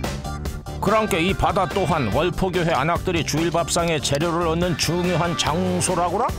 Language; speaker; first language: Korean; native; Korean